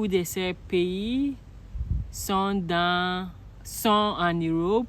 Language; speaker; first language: French; non-native, learner; Akan